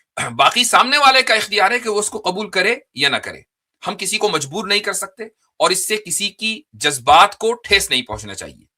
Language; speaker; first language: Urdu; native; Urdu